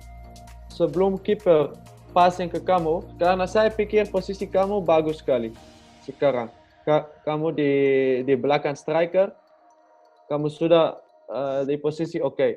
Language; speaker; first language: Indonesian; non-native, learner; Dutch